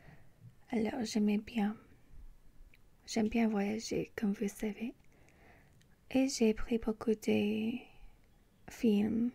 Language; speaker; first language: French; non-native, learner; English